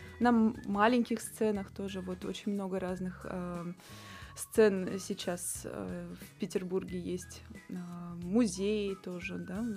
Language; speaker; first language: Russian; early bilingual, heritage; Russian